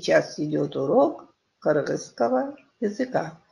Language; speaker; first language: Russian; non-native, local second language; Kyrgyz